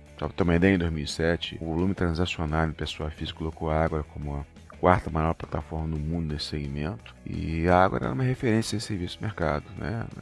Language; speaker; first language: Portuguese; native; Portuguese